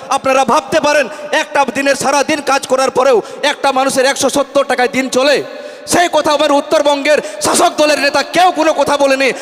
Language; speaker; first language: Bangla; non-native, local second language; Santali